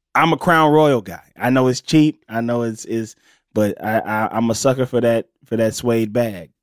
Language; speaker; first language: English; native; English